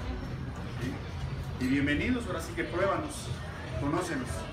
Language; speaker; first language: Spanish; native; Spanish